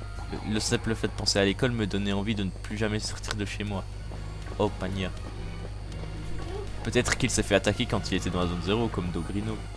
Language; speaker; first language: French; native; French